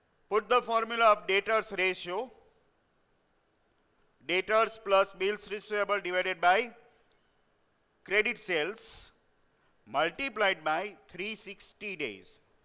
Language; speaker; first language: English; non-native, local second language; Gujarati